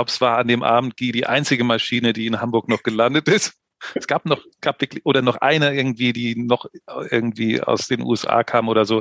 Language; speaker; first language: German; native; German